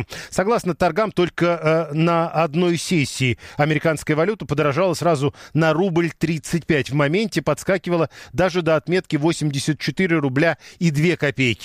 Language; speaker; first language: Russian; native; Russian